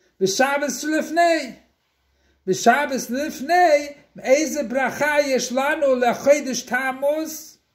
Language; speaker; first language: Hebrew; non-native, fluent; English